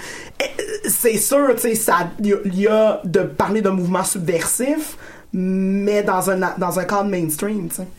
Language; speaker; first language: French; native; French